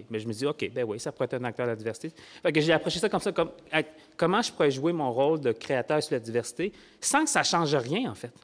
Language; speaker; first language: French; early bilingual, other home language; Vietnamese